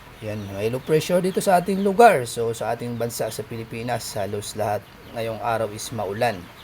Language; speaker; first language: Filipino; non-native, local second language; Aklanon